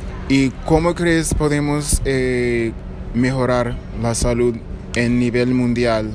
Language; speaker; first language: Spanish; non-native, fluent; English